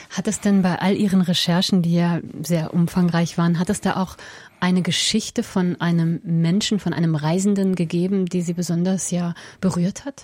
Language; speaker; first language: German; native; German